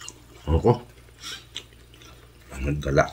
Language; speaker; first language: Filipino; native; Filipino